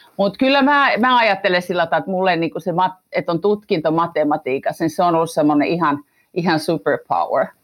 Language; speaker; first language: Finnish; native; Finnish